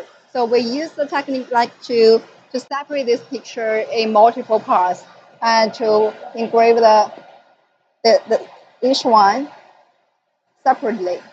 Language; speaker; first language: English; non-native, fluent; Chinese